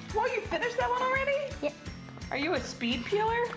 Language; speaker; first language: English; native; English